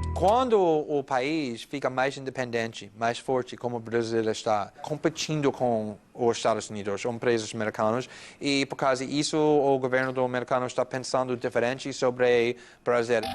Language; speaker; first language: Portuguese; non-native, fluent; English